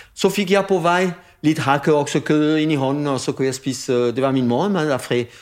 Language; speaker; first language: Danish; non-native, fluent; French